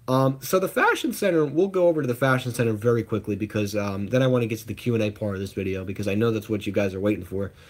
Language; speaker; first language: English; native; English